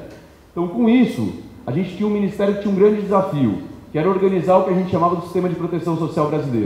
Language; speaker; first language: Portuguese; native; Portuguese